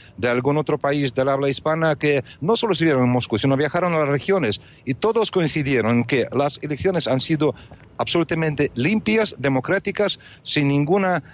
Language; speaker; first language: Spanish; non-native, fluent; Russian